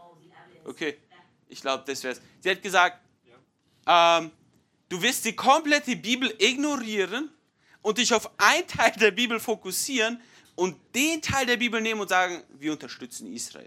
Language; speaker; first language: German; non-native, fluent; English